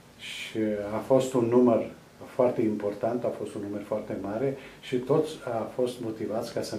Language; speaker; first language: Romanian; non-native, local second language; Serbian